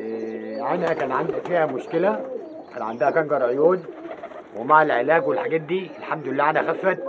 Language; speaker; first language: Arabic; native; Arabic